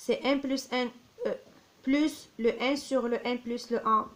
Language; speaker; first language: French; non-native, local second language; Arabic